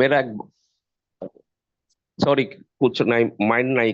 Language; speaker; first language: Hindi; non-native, learner; Bangla